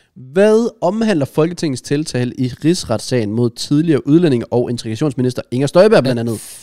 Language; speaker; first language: Danish; early bilingual, other home language; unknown